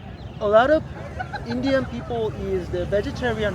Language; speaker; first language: English; non-native, learner; Korean